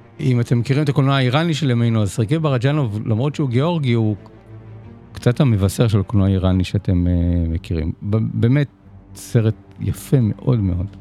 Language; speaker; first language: Hebrew; native; Hebrew